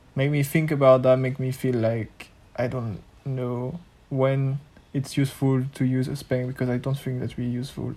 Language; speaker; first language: English; non-native, learner; French